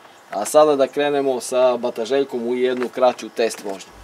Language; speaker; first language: Serbian; native; Serbian